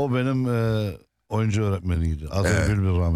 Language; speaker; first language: Turkish; non-native, fluent; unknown